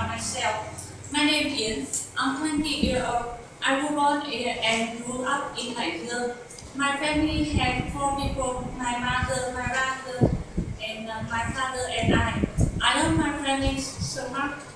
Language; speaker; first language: English; non-native, learner; Vietnamese